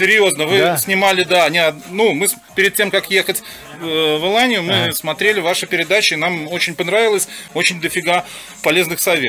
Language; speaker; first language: Russian; native; Russian